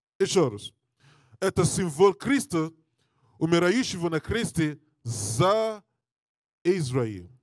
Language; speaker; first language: Russian; non-native, learner; English